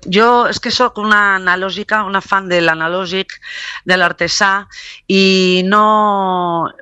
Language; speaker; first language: Catalan; non-native, local second language; Spanish